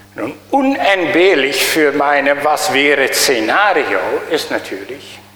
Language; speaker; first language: German; native; German